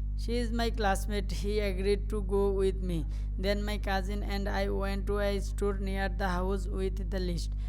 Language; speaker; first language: English; non-native, local second language; Bangla